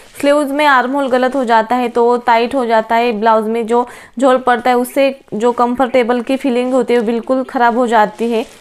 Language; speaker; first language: Hindi; non-native, local second language; Marathi